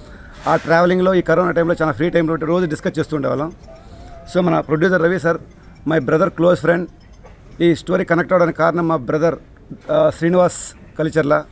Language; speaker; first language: Telugu; native; Telugu